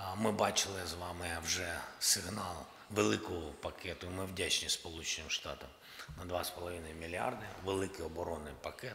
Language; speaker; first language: Ukrainian; non-native, local second language; Russian